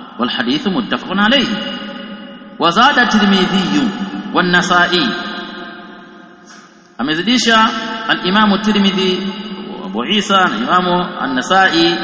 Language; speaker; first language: Arabic; non-native, fluent; Swahili